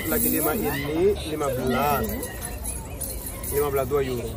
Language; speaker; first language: Indonesian; non-native, learner; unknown